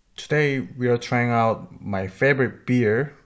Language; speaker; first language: English; non-native, learner; Korean